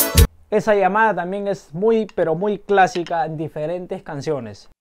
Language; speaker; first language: Spanish; native; Spanish